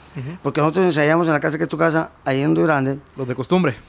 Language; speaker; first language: Spanish; native; Spanish